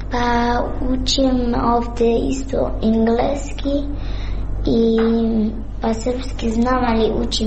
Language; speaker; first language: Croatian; non-native, learner; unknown